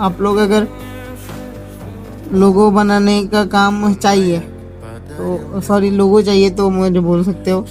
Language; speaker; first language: Hindi; non-native, fluent; Bangla